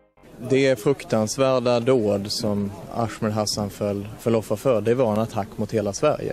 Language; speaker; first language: Swedish; native; Swedish